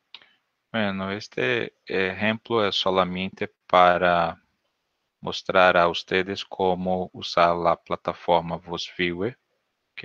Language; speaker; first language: Spanish; non-native, learner; Portuguese